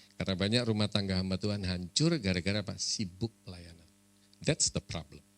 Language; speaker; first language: Indonesian; native; Indonesian